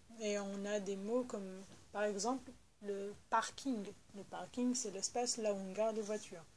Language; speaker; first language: French; non-native, local second language; Arabic